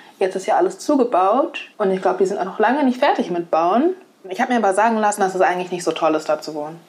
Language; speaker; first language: German; native; German